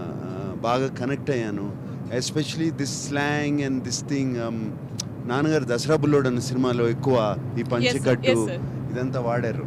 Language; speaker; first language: Telugu; native; Telugu